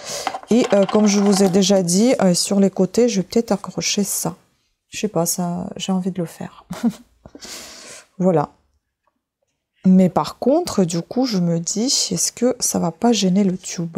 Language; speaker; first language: French; native; French